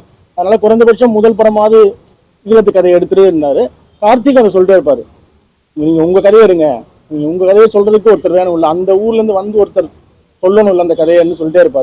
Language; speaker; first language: Tamil; native; Tamil